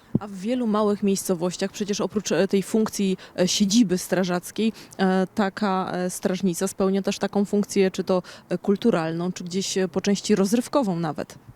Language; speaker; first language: Polish; native; Polish